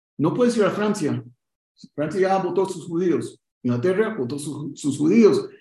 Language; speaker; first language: Spanish; early bilingual, heritage; Spanish